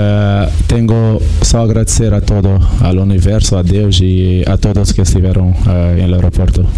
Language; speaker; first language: Spanish; non-native, fluent; Portuguese